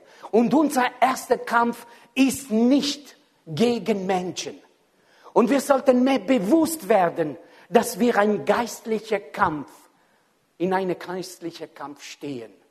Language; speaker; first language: German; non-native, fluent; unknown